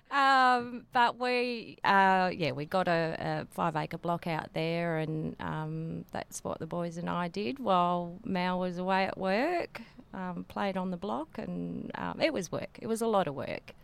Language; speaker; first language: English; native; English